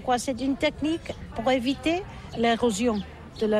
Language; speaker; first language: French; non-native, learner; Catalan